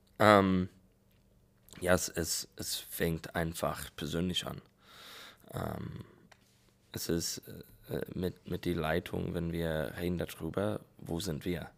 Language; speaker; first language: German; non-native, learner; English